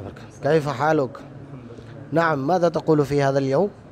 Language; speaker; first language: Arabic; non-native, fluent; Urdu